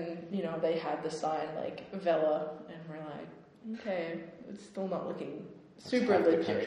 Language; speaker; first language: English; native; English